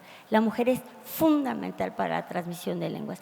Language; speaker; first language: Spanish; native; Spanish